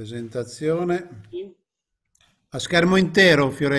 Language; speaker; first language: Italian; native; Italian